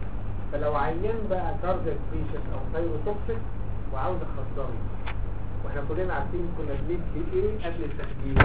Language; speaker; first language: Arabic; native; Arabic